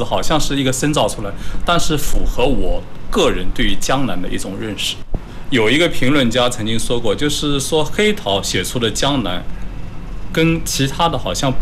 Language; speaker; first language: Chinese; native; Chinese